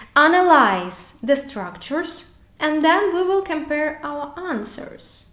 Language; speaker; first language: English; non-native, fluent; Ukrainian